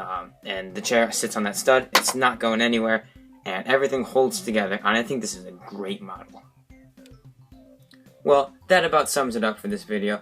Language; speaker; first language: English; native; English